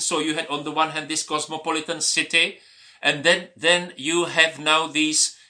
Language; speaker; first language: English; non-native, fluent; Czech